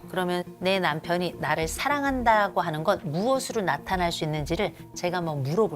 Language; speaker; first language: Korean; native; Korean